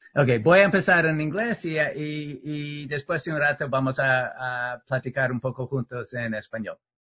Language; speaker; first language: Spanish; non-native, learner; English